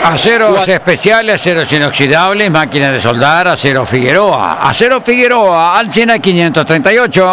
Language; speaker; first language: Spanish; native; Spanish